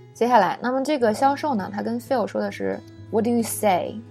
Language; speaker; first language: Chinese; native; Chinese